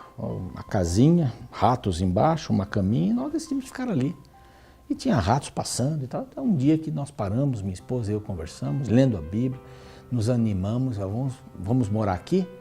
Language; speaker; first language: Portuguese; native; Portuguese